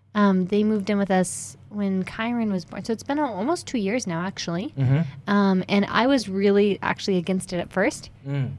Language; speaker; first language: English; native; English